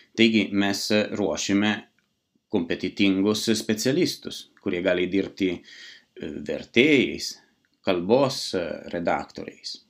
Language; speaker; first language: Lithuanian; non-native, fluent; Italian